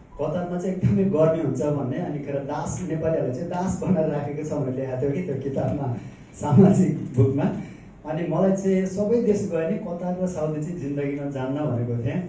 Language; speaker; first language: Nepali; native; Nepali